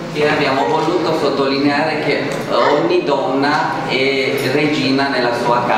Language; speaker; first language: Italian; non-native, fluent; Romanian